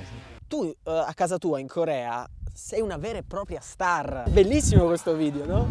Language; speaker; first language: Italian; native; Italian